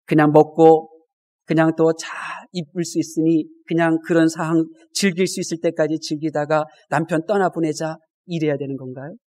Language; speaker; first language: Korean; native; Korean